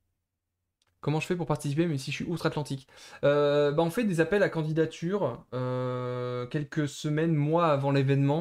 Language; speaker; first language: French; native; French